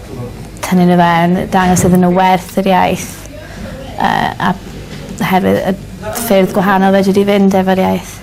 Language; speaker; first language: Welsh; native; Welsh